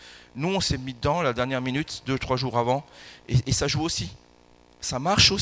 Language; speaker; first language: French; native; French